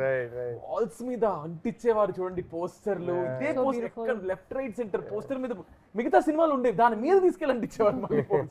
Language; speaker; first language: Telugu; native; Telugu